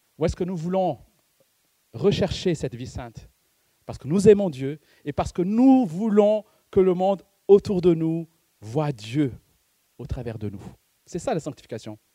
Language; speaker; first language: French; non-native, local second language; Malagasy